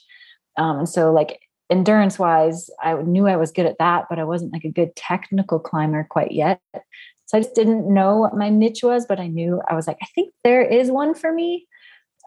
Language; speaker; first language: English; native; English